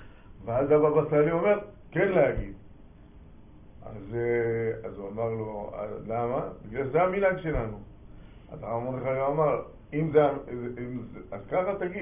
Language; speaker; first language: Hebrew; non-native, fluent; English